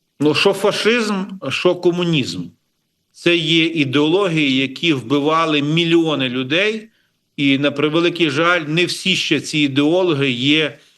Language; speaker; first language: Ukrainian; native; Ukrainian